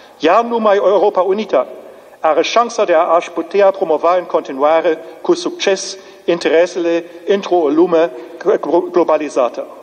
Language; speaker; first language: Romanian; non-native, fluent; German